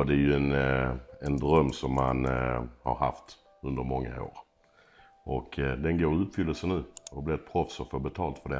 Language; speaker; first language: Swedish; native; Swedish